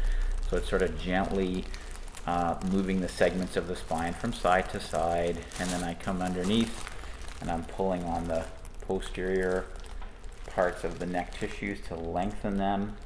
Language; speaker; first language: English; native; English